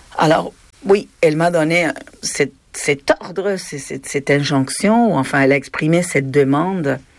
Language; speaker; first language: French; non-native, fluent; Spanish